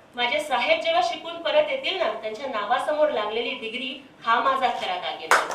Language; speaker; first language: Marathi; non-native, local second language; Telugu